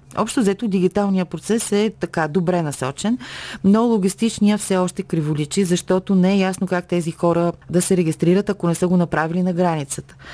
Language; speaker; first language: Bulgarian; native; Bulgarian